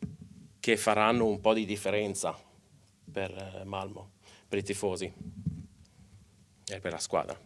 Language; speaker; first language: Italian; non-native, local second language; Swedish